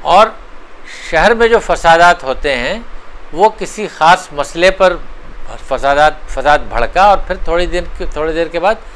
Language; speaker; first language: Hindi; native; Hindi